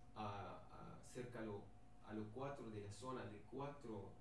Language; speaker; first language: Spanish; non-native, learner; Arabic